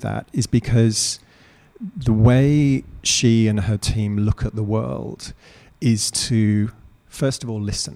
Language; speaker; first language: English; native; English